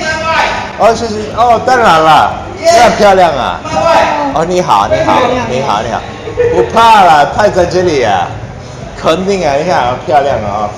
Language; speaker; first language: Chinese; non-native, learner; Italian